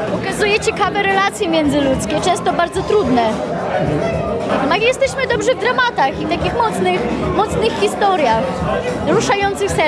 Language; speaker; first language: Polish; native; Polish